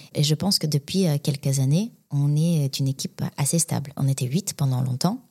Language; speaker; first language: French; non-native, fluent; Bulgarian